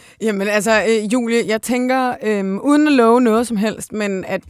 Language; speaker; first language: Danish; native; Danish